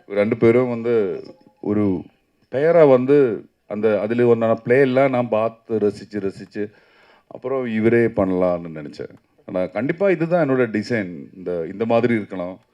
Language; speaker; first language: Tamil; non-native, learner; Malayalam